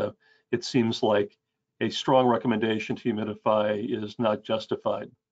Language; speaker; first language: English; native; English